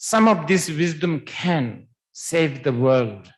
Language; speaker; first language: English; non-native, fluent; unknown